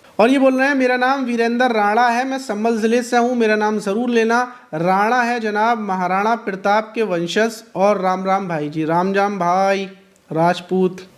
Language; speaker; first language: Hindi; native; Hindi